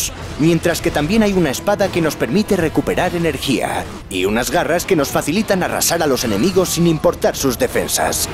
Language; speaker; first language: Spanish; native; Spanish